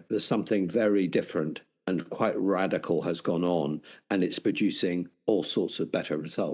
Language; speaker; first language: English; native; English